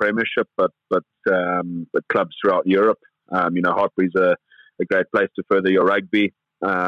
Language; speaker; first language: English; native; English